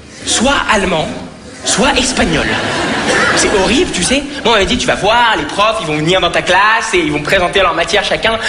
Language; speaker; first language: French; native; French